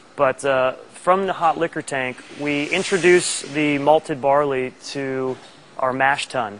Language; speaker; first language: English; native; English